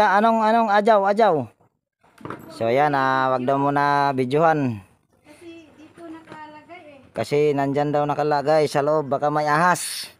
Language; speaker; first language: Filipino; native; Filipino